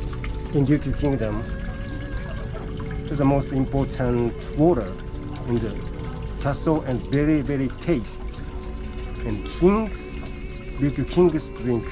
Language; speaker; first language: English; non-native, learner; Japanese